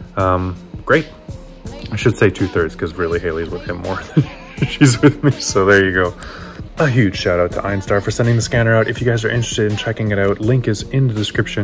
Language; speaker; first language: English; native; English